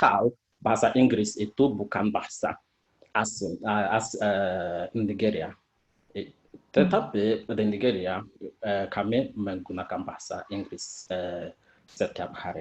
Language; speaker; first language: Indonesian; non-native, fluent; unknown